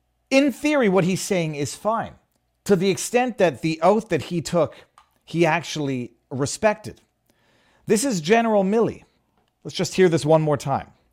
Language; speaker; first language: English; native; English